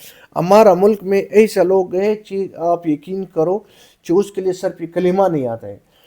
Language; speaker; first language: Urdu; non-native, local second language; Pashto